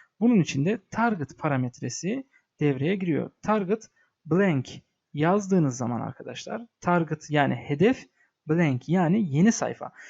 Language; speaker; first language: Turkish; native; Turkish